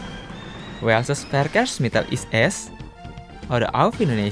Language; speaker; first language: German; non-native, fluent; Indonesian